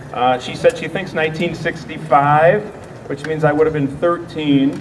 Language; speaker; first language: English; native; English